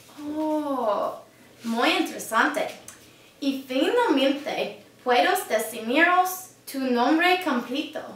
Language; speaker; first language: Spanish; non-native, learner; English